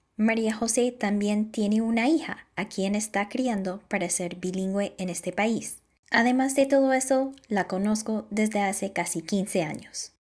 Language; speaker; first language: Spanish; non-native, fluent; English